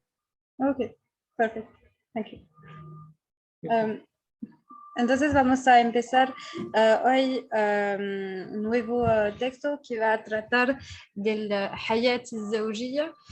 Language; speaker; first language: Spanish; non-native, fluent; French